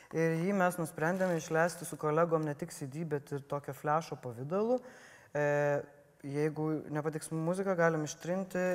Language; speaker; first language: Lithuanian; native; Lithuanian